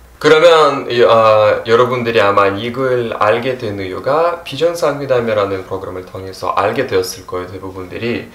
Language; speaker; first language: Korean; non-native, fluent; Russian